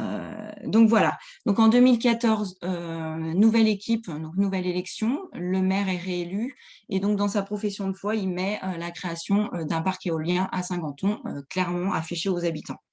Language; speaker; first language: French; native; French